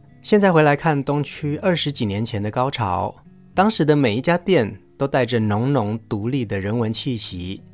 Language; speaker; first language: Chinese; native; Chinese